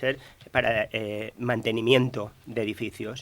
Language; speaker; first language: Spanish; native; Spanish